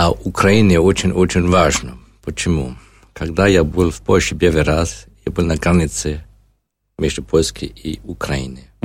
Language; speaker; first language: Russian; non-native, learner; German